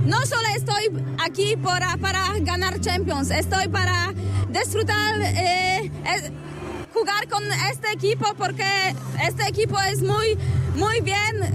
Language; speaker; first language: Spanish; non-native, learner; Polish